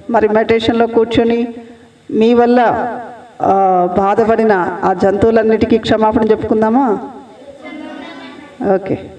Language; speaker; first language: Telugu; native; Telugu